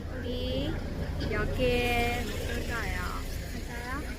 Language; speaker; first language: Korean; non-native, learner; Vietnamese